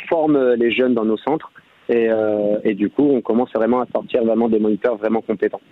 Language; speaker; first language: French; native; French